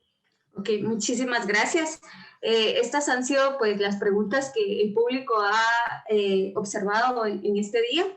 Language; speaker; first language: Spanish; native; Spanish